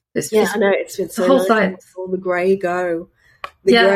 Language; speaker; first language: English; native; English